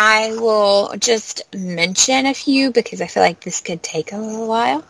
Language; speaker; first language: English; native; English